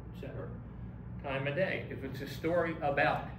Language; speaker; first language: English; native; English